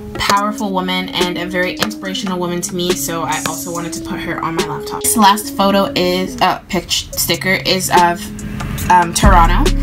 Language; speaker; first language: English; native; English